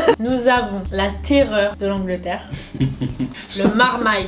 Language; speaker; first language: French; early bilingual, heritage; French